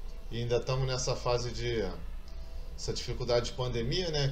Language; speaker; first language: Portuguese; native; Portuguese